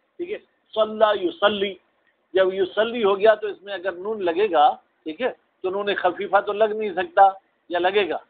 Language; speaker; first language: Urdu; non-native, local second language; Sindhi